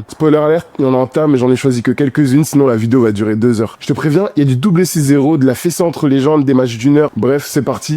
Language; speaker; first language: French; native; French